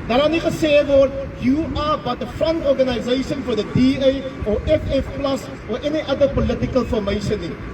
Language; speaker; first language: English; non-native, local second language; Afrikaans